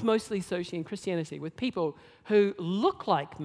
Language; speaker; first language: English; native; English